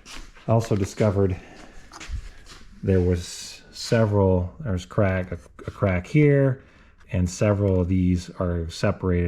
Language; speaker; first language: English; native; English